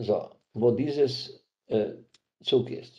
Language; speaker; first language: German; non-native, fluent; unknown